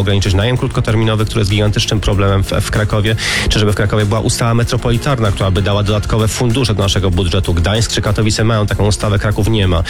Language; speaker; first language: Polish; native; Polish